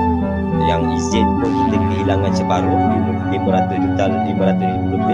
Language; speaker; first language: Malay; native; Malay